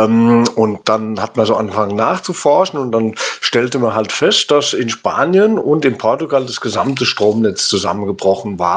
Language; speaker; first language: German; native; German